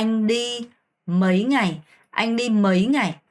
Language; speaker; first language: Vietnamese; non-native, fluent; Korean